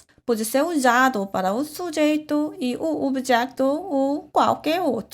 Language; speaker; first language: Portuguese; non-native, fluent; Korean